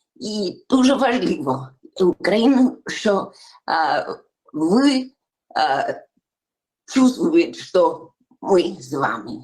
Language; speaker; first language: Ukrainian; early bilingual, heritage; English